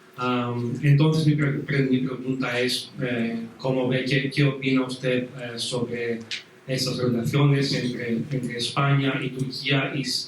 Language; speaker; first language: Spanish; non-native, fluent; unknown